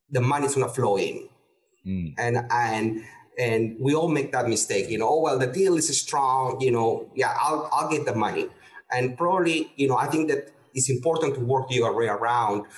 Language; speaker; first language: English; non-native, fluent; Spanish